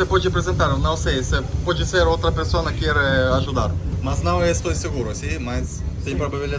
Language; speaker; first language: Portuguese; non-native, learner; Russian